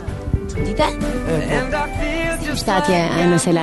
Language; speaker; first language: Albanian; native; Albanian